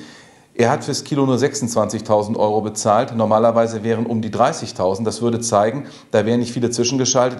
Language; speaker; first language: German; native; German